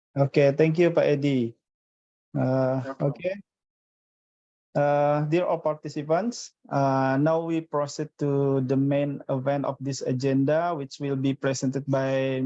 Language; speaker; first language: English; non-native, fluent; Indonesian